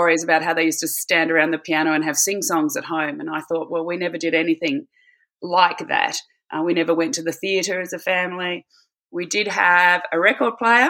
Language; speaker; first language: English; native; English